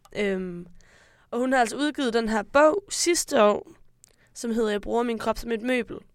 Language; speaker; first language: Danish; native; Danish